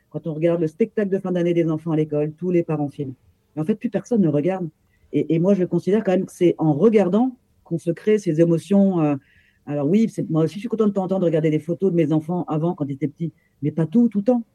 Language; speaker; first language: French; native; French